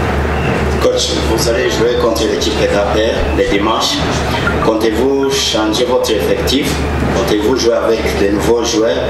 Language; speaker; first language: French; non-native, local second language; Kinyarwanda